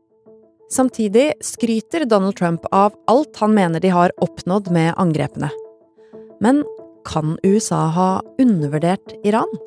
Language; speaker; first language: Norwegian; native; Norwegian